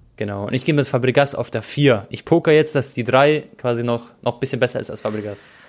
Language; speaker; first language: German; native; German